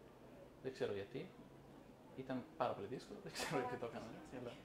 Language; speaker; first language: Greek; non-native, fluent; Italian